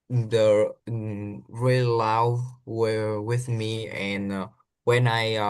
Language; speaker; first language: English; non-native, learner; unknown